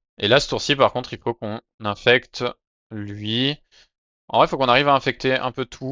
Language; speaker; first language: French; native; French